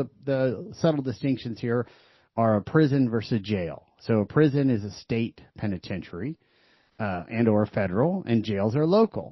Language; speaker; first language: English; native; English